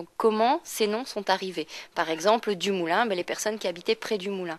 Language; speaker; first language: French; native; French